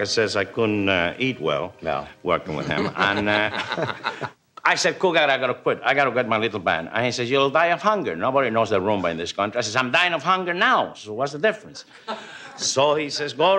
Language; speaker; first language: English; non-native, fluent; Spanish